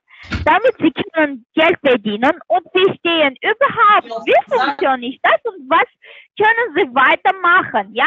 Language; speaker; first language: German; non-native, learner; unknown